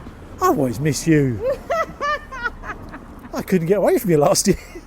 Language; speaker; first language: English; native; English